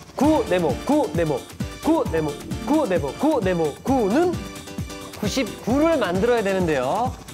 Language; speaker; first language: Korean; native; Korean